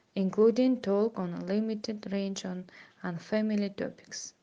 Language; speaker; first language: English; non-native, fluent; Kazakh